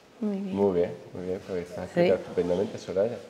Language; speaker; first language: Spanish; native; Spanish